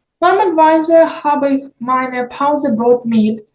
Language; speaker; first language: German; non-native, learner; Ukrainian